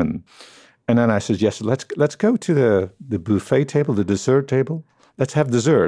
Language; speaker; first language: English; non-native, fluent; Dutch